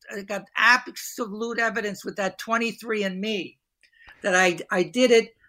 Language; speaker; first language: English; native; English